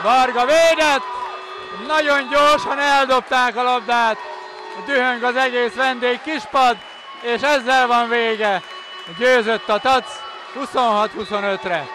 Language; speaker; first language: Hungarian; native; Hungarian